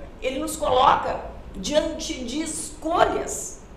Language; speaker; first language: Portuguese; native; Portuguese